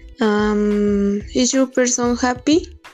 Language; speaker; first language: English; non-native, learner; Spanish